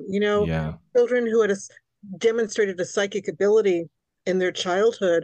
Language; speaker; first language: English; early bilingual, other home language; Hungarian